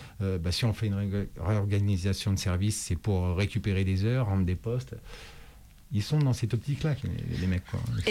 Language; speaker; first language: French; native; French